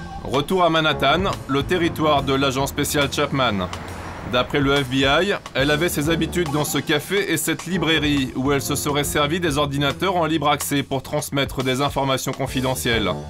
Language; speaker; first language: French; native; French